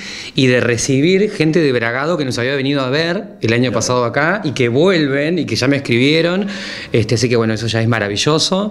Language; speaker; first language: Spanish; native; Spanish